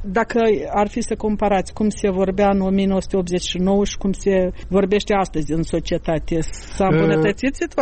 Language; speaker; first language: Romanian; native; Romanian